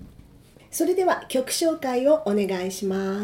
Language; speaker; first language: Japanese; native; Japanese